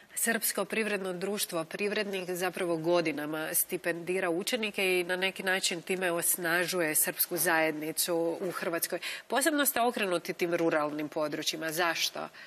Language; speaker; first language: Croatian; native; Croatian